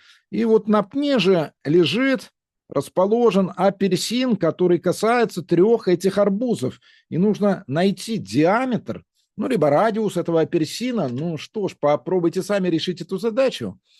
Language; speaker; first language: Russian; native; Russian